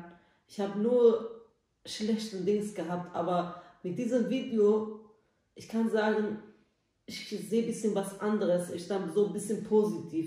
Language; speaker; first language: German; non-native, learner; Turkish